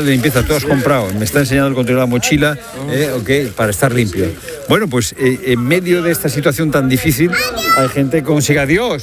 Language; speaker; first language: Spanish; native; Spanish